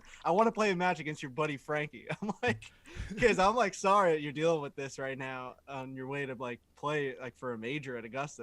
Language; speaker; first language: English; native; English